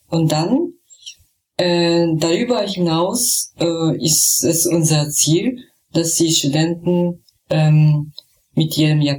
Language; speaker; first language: German; non-native, fluent; Japanese